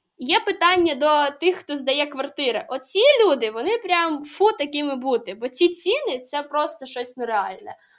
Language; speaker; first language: Ukrainian; non-native, local second language; Russian